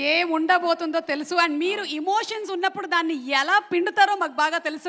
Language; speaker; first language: Telugu; native; Telugu